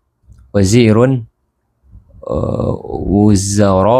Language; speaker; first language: Arabic; non-native, learner; Indonesian